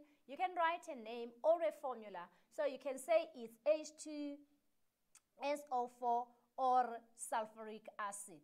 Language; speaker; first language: English; non-native, local second language; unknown